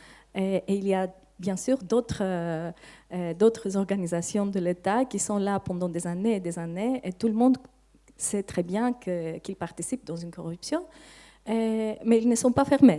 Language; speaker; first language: French; non-native, fluent; Greek